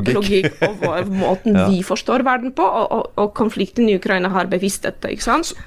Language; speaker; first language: Norwegian; non-native, fluent; Polish